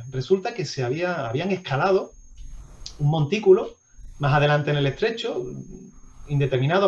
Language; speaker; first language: Spanish; native; Spanish